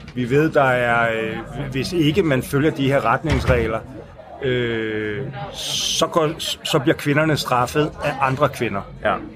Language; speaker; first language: Danish; native; Danish